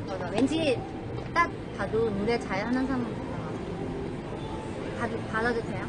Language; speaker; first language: Korean; non-native, fluent; Chinese